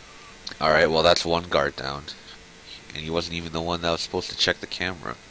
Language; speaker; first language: English; native; English